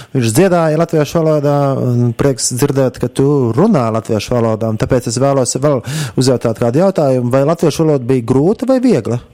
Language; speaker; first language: Latvian; native; Latvian